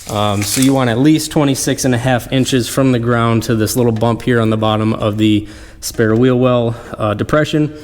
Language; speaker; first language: English; native; English